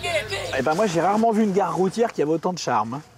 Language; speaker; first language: French; native; French